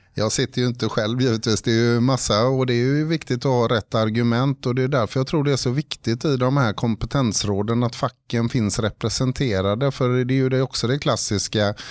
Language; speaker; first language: Swedish; native; Swedish